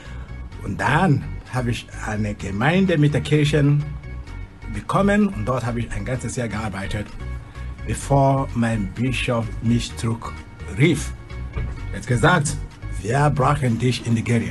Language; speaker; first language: German; non-native, fluent; Igbo